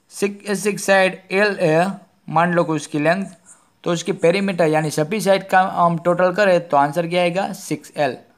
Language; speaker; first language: Hindi; non-native, local second language; Gujarati